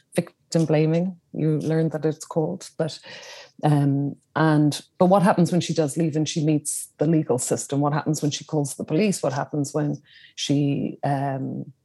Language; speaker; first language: English; native; English